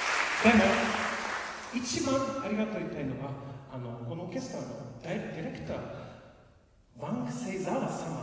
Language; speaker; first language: Japanese; non-native, fluent; Ukrainian